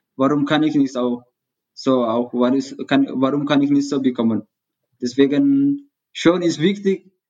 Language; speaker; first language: German; non-native, learner; Tigrinya